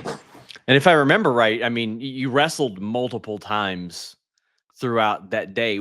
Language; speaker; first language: English; native; English